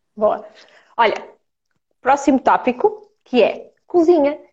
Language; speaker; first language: Portuguese; early bilingual, other home language; Ukrainian